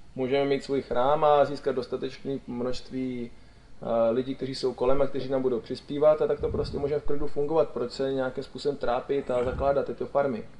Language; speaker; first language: Czech; native; Czech